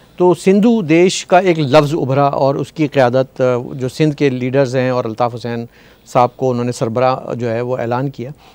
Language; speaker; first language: Urdu; native; Urdu